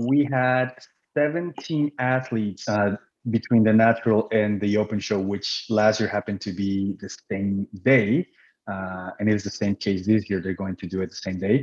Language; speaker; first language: English; non-native, fluent; Spanish